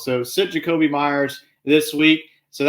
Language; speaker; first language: English; native; English